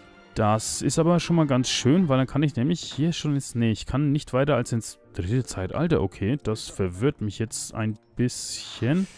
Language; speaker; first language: German; native; German